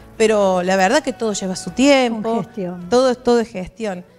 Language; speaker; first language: Spanish; native; Spanish